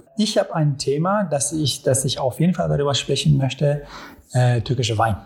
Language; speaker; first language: German; non-native, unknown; Turkish